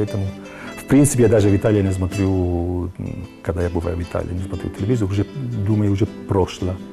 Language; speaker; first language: Russian; non-native, learner; Italian